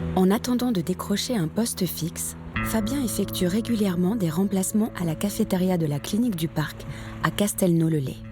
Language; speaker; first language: French; native; French